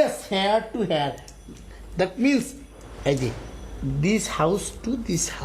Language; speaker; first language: English; non-native, learner; Bangla